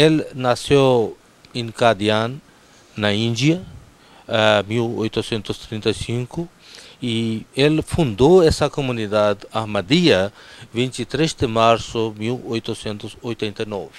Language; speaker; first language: Portuguese; non-native, fluent; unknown